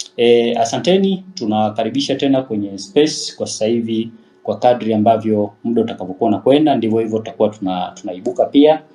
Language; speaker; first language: Swahili; native; Swahili